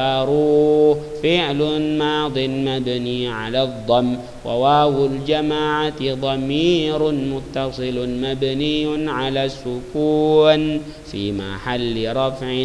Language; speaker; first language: Arabic; non-native, fluent; Indonesian